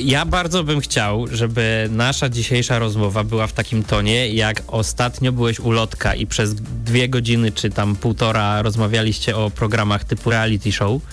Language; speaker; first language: Polish; native; Polish